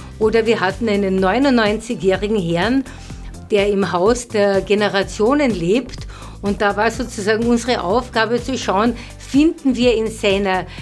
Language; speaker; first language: German; native; German